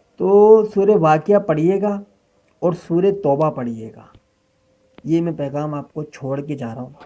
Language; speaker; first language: Urdu; native; Urdu